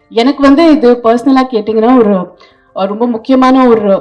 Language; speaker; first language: Tamil; non-native, fluent; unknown